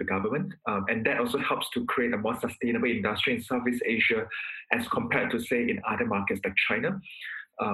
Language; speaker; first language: English; non-native, local second language; Chinese